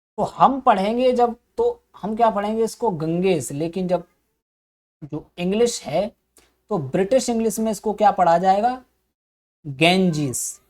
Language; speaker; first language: Hindi; native; Hindi